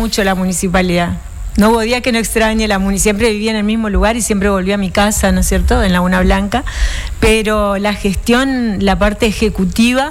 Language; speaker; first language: Spanish; native; Spanish